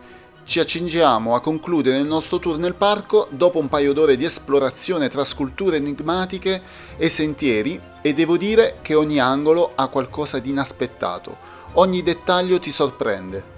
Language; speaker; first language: Italian; native; Italian